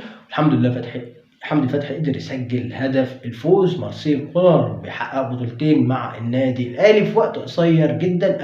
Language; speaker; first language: Arabic; native; Arabic